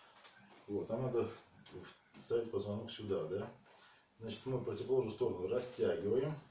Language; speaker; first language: Russian; native; Russian